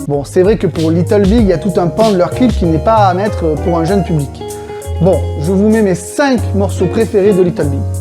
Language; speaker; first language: French; native; French